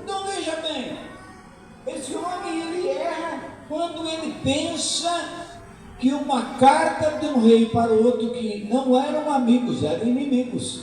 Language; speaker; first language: Portuguese; native; Portuguese